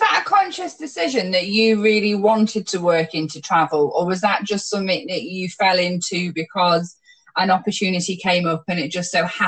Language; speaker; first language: English; native; English